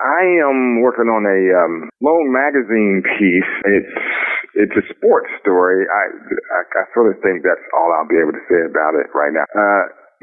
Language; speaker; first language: English; native; English